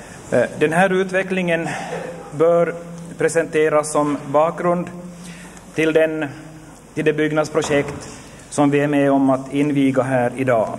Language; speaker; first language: Swedish; native; Swedish